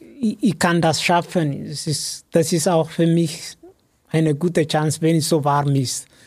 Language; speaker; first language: German; non-native, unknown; Amharic